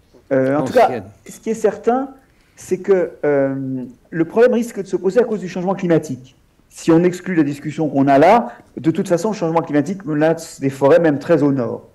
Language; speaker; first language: French; native; French